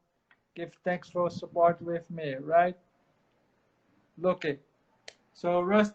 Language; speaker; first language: English; non-native, learner; Portuguese